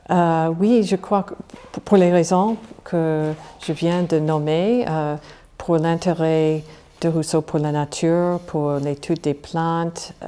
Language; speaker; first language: French; non-native, fluent; English